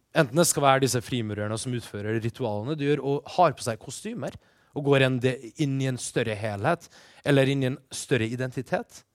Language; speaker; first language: Norwegian; early bilingual, other home language; Persian